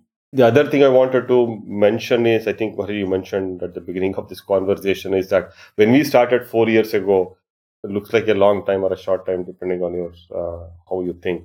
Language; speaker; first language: English; non-native, local second language; Kannada